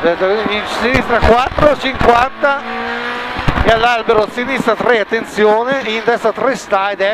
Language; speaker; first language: Italian; native; Italian